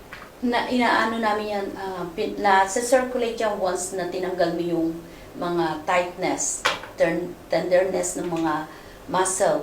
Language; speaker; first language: Filipino; native; Filipino